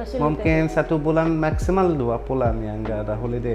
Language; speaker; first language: Indonesian; non-native, learner; Arabic